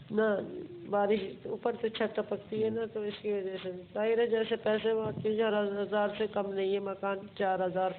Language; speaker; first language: Urdu; native; Urdu